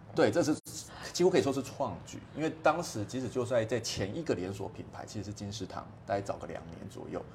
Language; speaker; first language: Chinese; native; Chinese